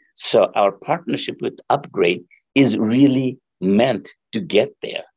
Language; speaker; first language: English; non-native, local second language; Bangla